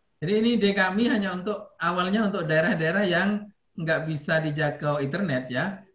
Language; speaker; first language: Indonesian; native; Indonesian